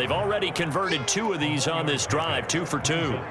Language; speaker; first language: English; native; English